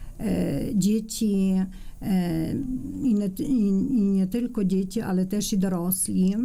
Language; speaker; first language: Polish; non-native, fluent; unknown